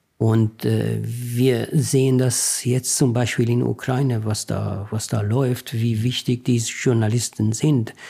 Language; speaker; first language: German; non-native, fluent; Persian